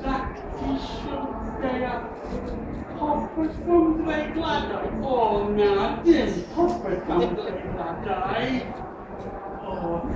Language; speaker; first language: Welsh; non-native, learner; English